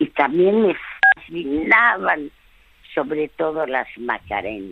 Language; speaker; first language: Spanish; early bilingual, other home language; French